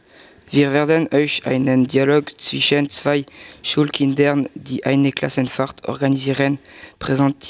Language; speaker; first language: German; non-native, learner; French